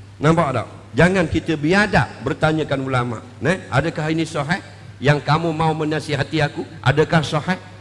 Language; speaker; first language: Malay; native; Malay